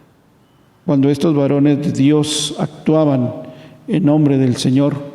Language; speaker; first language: Spanish; native; Spanish